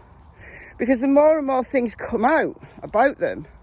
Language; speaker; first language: English; native; English